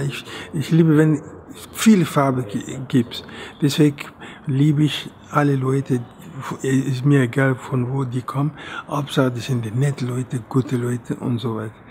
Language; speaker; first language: German; non-native, fluent; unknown